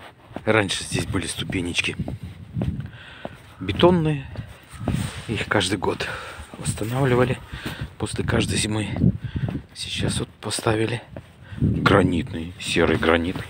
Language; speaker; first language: Russian; native; Russian